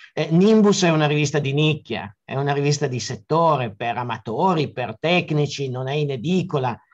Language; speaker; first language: Italian; native; Italian